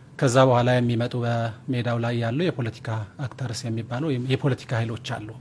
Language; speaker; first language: Amharic; non-native, local second language; Tigrinya